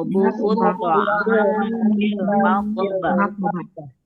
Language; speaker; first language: Arabic; non-native, learner; Indonesian